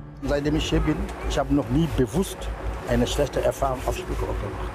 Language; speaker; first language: German; non-native, fluent; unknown